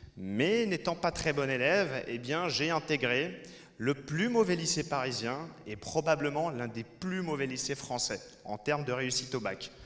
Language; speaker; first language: French; native; French